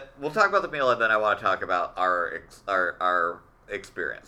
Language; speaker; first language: English; native; English